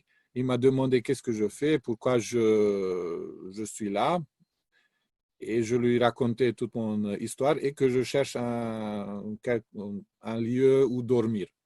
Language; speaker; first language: French; non-native, fluent; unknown